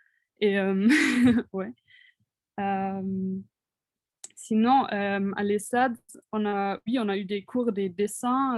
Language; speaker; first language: French; non-native, fluent; German